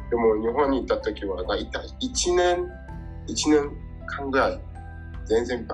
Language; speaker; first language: Japanese; non-native, learner; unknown